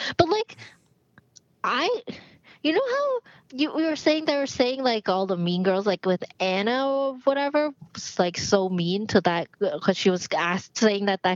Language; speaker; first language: English; non-native, local second language; Cantonese